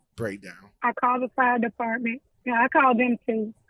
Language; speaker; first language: English; native; English